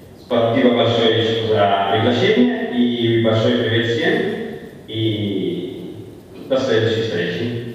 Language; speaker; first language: Russian; non-native, learner; Italian